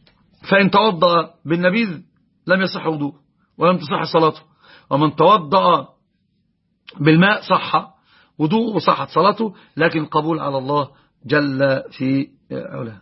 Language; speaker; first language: Arabic; native; Arabic